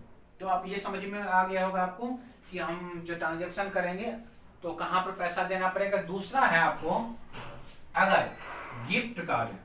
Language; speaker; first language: Hindi; native; Hindi